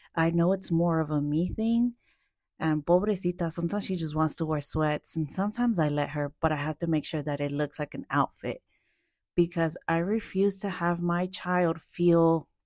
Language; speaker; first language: English; early bilingual, other home language; Spanish